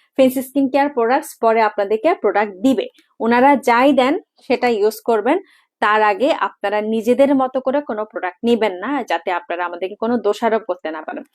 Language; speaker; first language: Bangla; non-native, local second language; Chakma